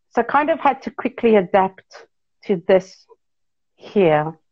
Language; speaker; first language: English; non-native, local second language; Portuguese